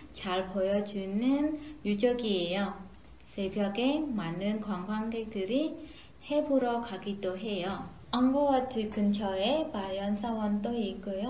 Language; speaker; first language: Korean; non-native, fluent; Khmer